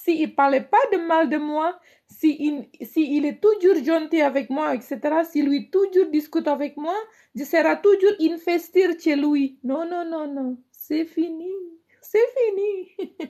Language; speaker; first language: French; non-native, learner; Indonesian